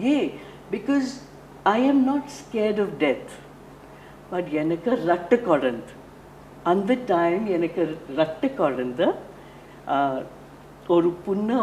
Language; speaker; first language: Tamil; non-native, learner; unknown